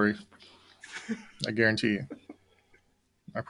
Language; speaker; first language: English; native; English